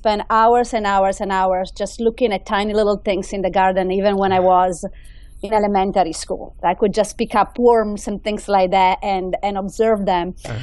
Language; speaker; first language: English; non-native, fluent; Italian